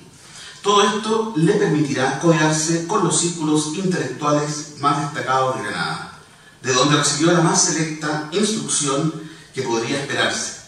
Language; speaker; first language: Spanish; native; Spanish